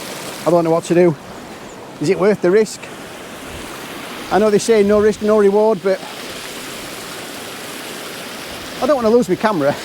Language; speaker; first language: English; native; English